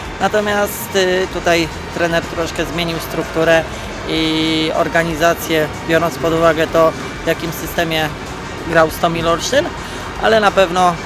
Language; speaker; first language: Polish; native; Polish